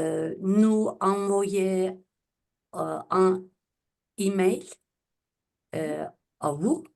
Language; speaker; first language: French; non-native, learner; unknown